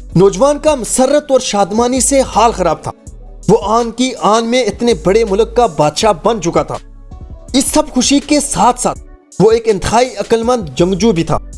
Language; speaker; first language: Urdu; native; Urdu